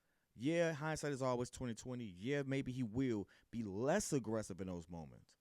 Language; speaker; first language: English; native; English